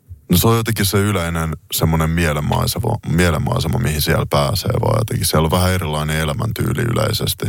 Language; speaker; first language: Finnish; native; Finnish